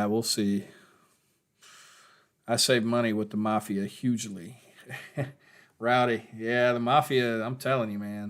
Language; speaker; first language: English; native; English